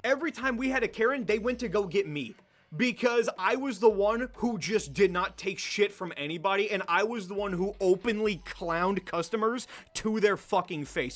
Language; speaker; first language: English; native; English